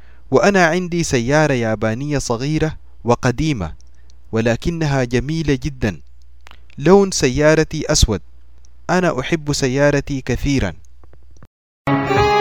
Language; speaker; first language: Arabic; non-native, learner; English